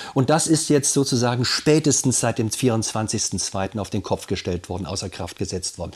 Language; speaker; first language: German; native; German